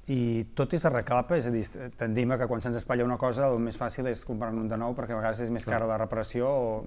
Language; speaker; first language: Catalan; native; Catalan